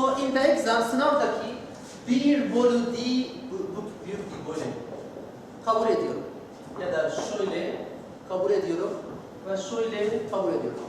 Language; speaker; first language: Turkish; non-native, learner; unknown